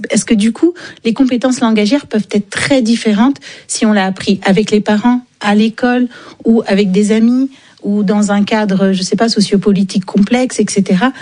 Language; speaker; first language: French; native; French